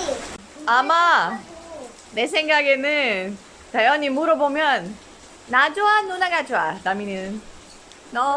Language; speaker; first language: Korean; non-native, learner; Bulgarian